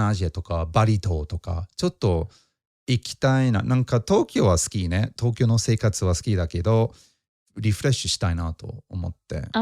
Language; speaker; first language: Japanese; non-native, fluent; English